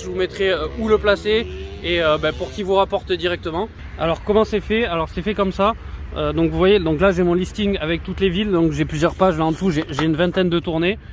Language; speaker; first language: French; native; French